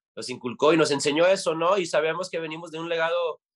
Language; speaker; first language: Spanish; early bilingual, heritage; Spanish